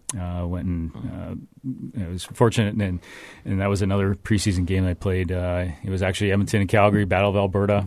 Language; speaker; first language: English; native; English